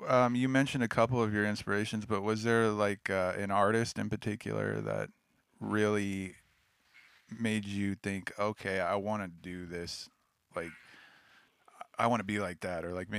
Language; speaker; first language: English; native; English